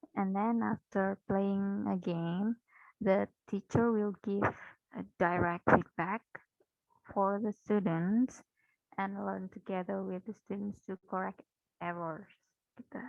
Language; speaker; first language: English; non-native, fluent; Indonesian